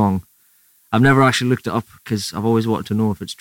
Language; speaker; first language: English; native; English